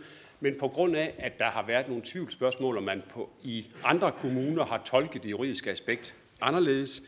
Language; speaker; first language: Danish; native; Danish